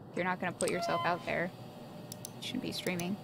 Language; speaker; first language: English; native; English